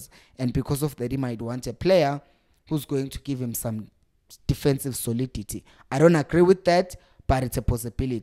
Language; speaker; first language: English; non-native, local second language; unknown